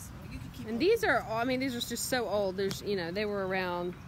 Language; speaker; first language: English; native; English